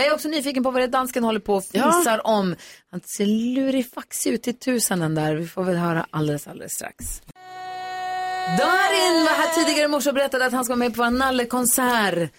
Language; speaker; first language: Swedish; native; Swedish